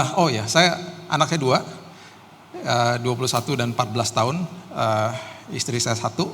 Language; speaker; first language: Indonesian; native; Indonesian